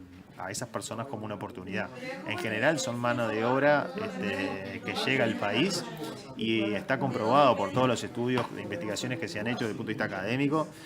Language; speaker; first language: Spanish; native; Spanish